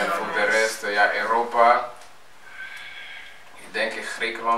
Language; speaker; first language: Dutch; early bilingual, other home language; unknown